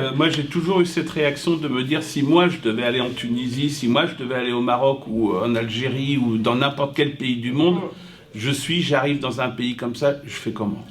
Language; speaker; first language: French; native; French